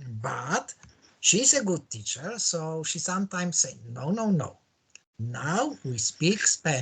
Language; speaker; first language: English; non-native, learner; Polish